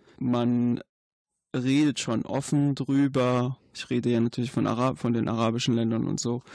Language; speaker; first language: German; non-native, fluent; Arabic